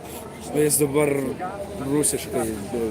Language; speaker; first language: Lithuanian; early bilingual, heritage; Lithuanian